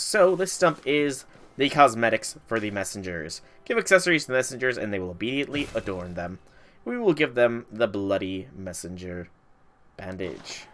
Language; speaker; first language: English; native; English